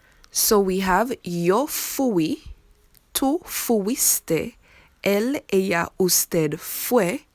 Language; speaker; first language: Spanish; non-native, fluent; English